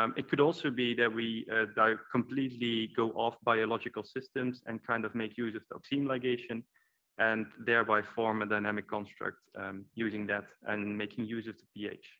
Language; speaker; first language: English; non-native, fluent; Dutch